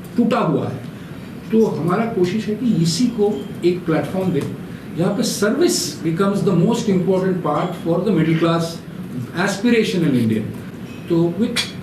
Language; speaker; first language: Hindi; non-native, local second language; Bangla